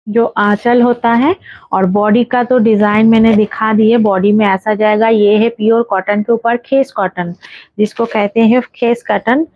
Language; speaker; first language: Hindi; non-native, local second language; Bangla